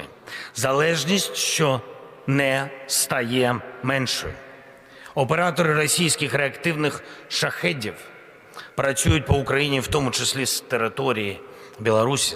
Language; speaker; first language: Ukrainian; non-native, local second language; Russian